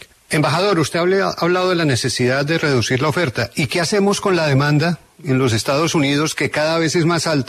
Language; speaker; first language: Spanish; native; Spanish